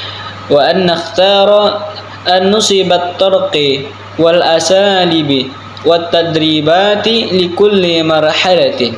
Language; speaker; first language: Arabic; non-native, learner; Indonesian